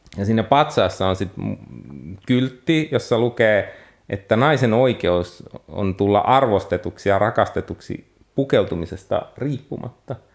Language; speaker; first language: Finnish; native; Finnish